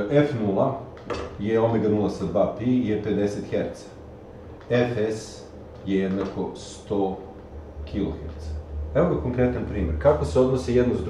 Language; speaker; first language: Serbian; native; Serbian